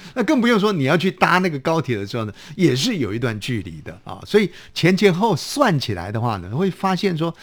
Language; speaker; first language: Chinese; native; Chinese